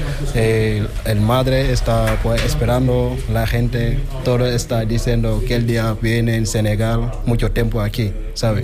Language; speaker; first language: Spanish; non-native, learner; Wolof